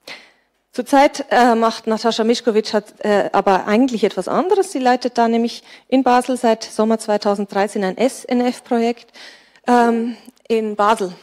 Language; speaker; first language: German; native; German